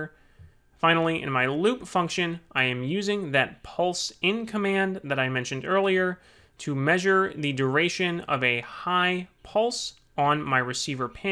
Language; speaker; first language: English; native; English